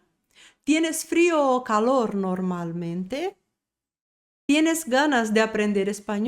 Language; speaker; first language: Spanish; non-native, fluent; Portuguese